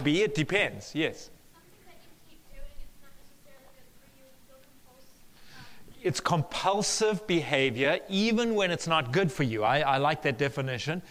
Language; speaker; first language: English; native; English